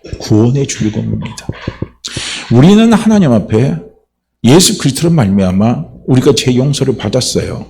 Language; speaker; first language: Korean; native; Korean